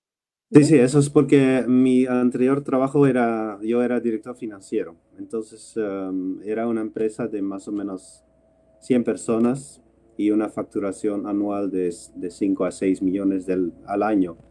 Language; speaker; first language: Spanish; non-native, fluent; Dutch